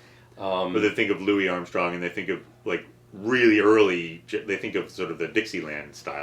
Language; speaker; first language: English; native; English